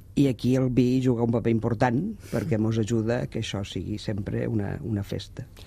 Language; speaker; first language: Catalan; native; Catalan